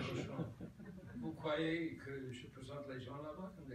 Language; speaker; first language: French; non-native, fluent; English